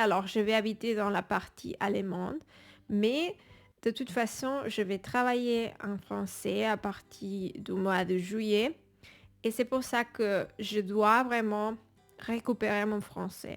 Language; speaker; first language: French; non-native, fluent; Spanish